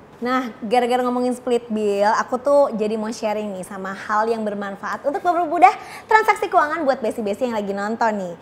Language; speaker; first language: Indonesian; native; Indonesian